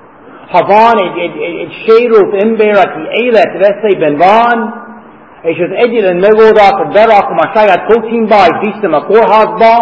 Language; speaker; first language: Hungarian; non-native, fluent; English